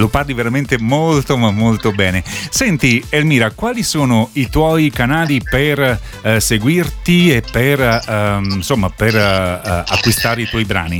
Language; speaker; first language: Italian; native; Italian